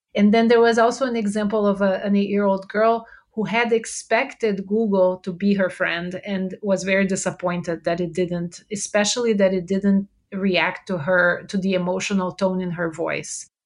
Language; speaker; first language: English; non-native, fluent; Portuguese